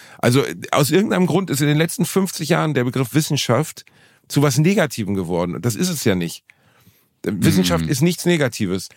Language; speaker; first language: German; native; German